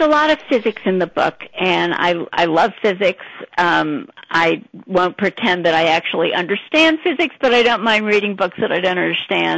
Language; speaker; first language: English; native; English